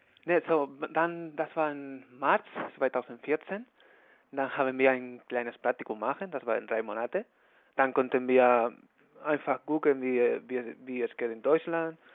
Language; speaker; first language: German; non-native, learner; Spanish